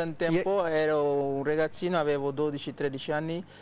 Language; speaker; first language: Italian; non-native, fluent; Wolof